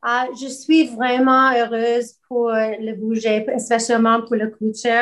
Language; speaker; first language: French; non-native, learner; English